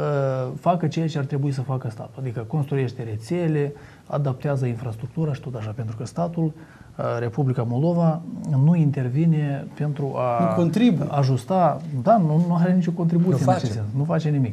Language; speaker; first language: Romanian; native; Romanian